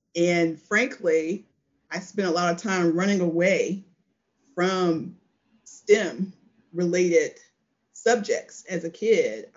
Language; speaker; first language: English; native; English